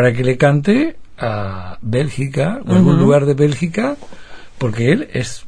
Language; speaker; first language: Spanish; native; Spanish